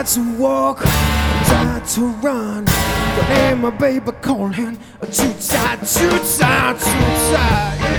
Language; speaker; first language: English; native; English